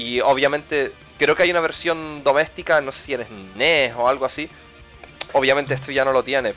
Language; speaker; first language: Spanish; native; Spanish